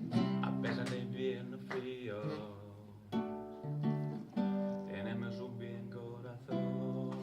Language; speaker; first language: Spanish; non-native, learner; Finnish